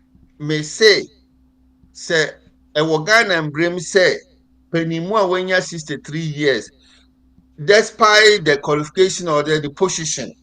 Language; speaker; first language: English; non-native, local second language; Akan